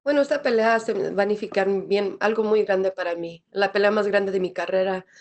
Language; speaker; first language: Spanish; early bilingual, other home language; English